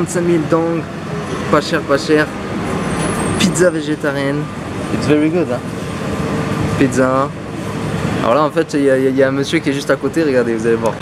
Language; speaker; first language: French; native; French